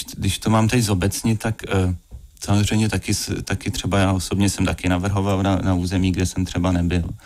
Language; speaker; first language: Czech; native; Czech